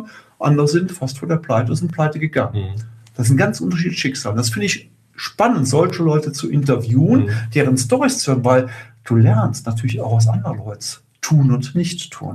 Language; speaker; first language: German; native; German